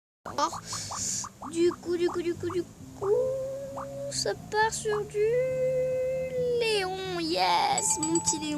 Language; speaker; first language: French; native; French